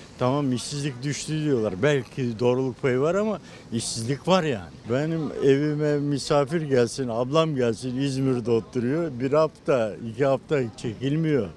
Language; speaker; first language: Turkish; native; Turkish